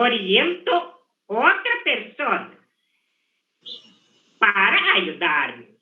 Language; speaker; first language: Spanish; non-native, fluent; Portuguese